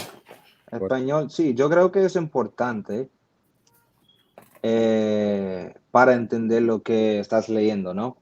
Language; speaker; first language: Spanish; non-native, fluent; English